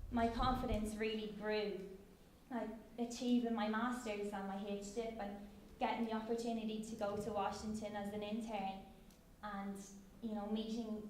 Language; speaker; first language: English; native; English